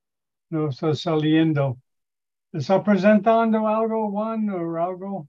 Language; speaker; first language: Spanish; non-native, learner; English